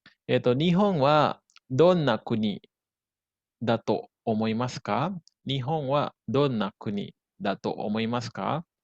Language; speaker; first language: Japanese; non-native, fluent; Indonesian